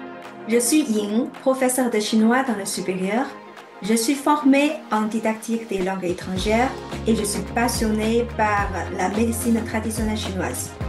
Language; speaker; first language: French; non-native, fluent; Chinese